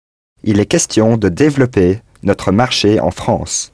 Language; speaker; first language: French; non-native, learner; English